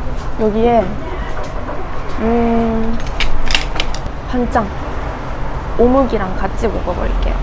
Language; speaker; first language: Korean; non-native, fluent; Japanese